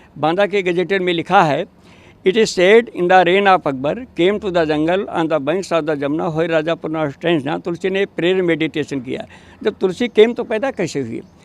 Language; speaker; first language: Hindi; native; Hindi